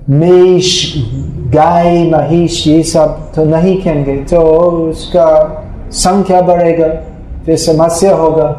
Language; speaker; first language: Hindi; non-native, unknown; English